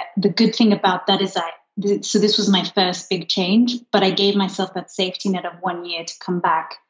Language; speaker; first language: English; non-native, fluent; Luxembourgish